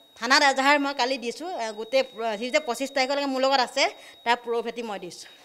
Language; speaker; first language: Assamese; native; Assamese